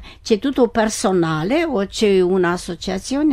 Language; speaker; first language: Italian; non-native, learner; Romanian